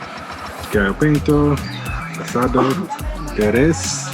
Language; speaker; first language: Spanish; non-native, learner; English